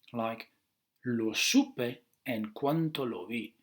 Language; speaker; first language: Spanish; non-native, fluent; Dutch